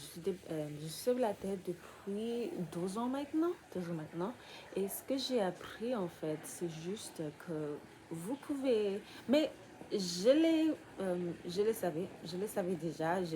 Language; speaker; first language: French; non-native, learner; English